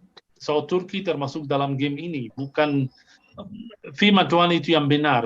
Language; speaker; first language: Indonesian; non-native, fluent; Arabic